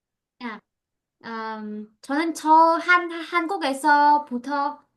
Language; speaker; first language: Korean; non-native, learner; Vietnamese